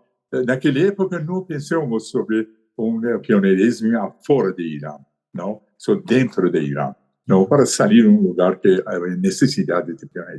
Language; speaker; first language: Spanish; non-native, fluent; Persian